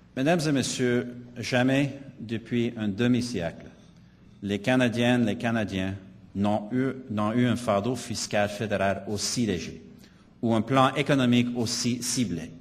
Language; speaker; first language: French; non-native, local second language; English